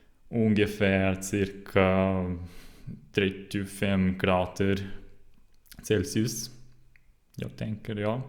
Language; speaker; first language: Swedish; non-native, learner; German